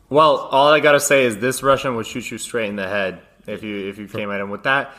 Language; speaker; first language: English; early bilingual, other home language; Russian